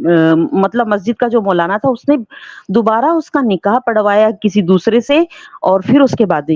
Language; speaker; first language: Hindi; native; Hindi